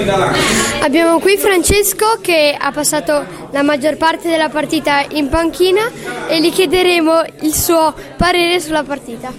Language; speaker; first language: Italian; native; Italian